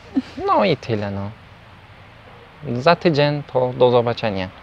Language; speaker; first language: Polish; non-native, fluent; Turkish